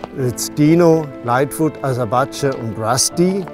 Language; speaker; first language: English; non-native, fluent; German